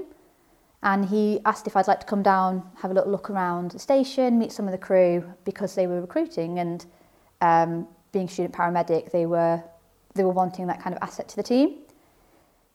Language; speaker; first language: English; native; English